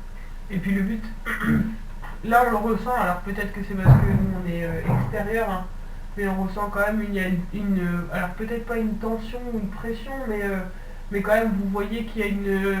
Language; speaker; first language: French; native; French